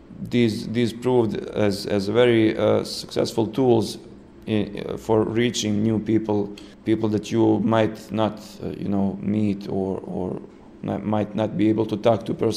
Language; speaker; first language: English; non-native, fluent; Serbian